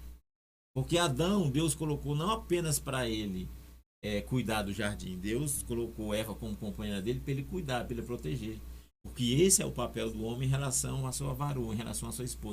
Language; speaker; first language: Portuguese; native; Portuguese